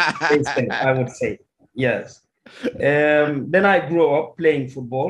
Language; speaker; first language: English; non-native, local second language; Wolof